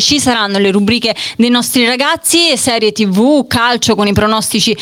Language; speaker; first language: Italian; native; Italian